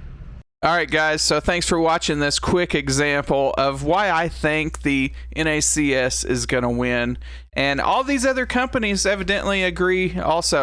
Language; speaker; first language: English; native; English